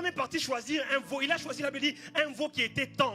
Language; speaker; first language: French; native; French